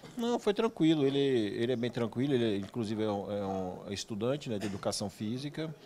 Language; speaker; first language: Portuguese; native; Portuguese